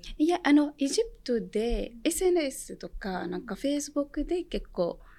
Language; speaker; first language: Japanese; non-native, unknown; Arabic